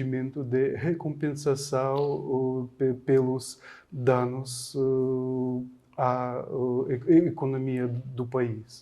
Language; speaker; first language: Portuguese; non-native, fluent; Ukrainian